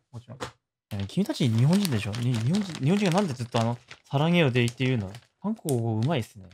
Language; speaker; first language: Japanese; non-native, fluent; Korean